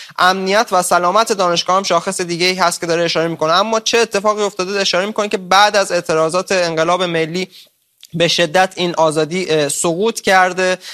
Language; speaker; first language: Persian; native; Persian